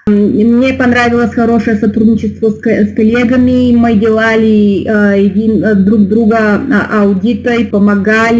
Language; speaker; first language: Russian; non-native, learner; Bulgarian